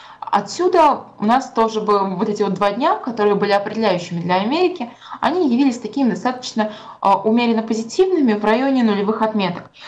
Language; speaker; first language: Russian; native; Russian